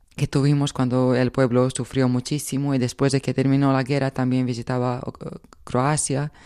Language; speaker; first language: Spanish; non-native, fluent; Croatian